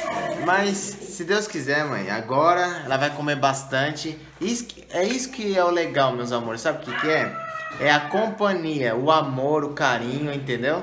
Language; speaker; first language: Portuguese; native; Portuguese